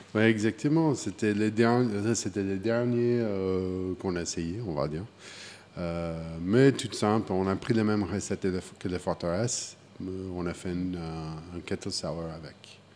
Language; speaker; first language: French; non-native, fluent; English